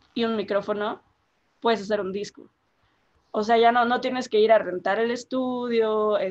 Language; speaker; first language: Spanish; native; Spanish